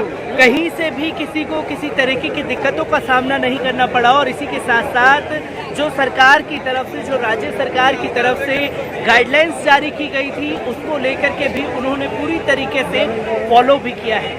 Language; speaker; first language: Hindi; native; Hindi